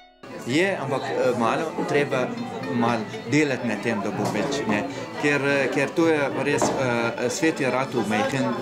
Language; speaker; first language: Slovenian; non-native, fluent; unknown